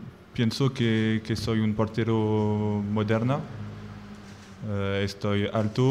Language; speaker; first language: Spanish; non-native, learner; French